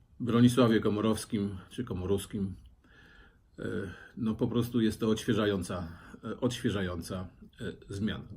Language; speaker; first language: Polish; native; Polish